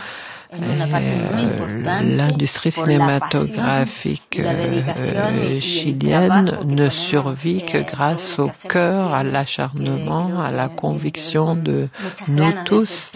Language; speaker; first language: French; non-native, fluent; Spanish